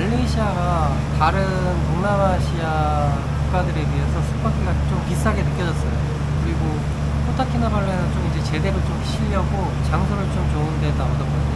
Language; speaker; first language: Korean; native; Korean